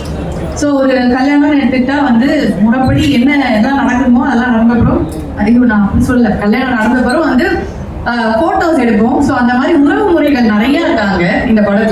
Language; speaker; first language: Tamil; native; Tamil